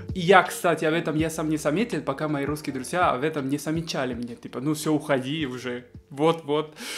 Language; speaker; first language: Russian; non-native, fluent; Spanish